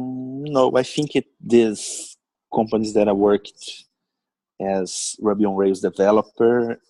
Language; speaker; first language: English; non-native, learner; Portuguese